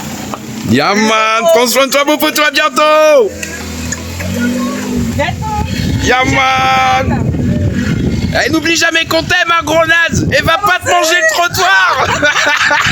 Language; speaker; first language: French; native; French